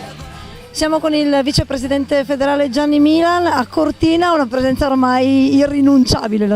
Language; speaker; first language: Italian; native; Italian